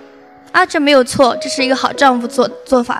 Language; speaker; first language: Chinese; native; Chinese